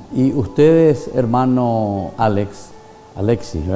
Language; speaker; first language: Spanish; native; Spanish